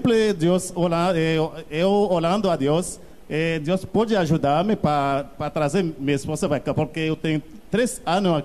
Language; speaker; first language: Portuguese; non-native, learner; Haitian Creole